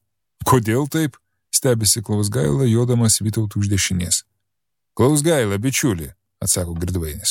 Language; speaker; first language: Lithuanian; native; Lithuanian